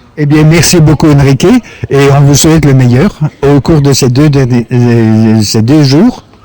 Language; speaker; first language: French; native; French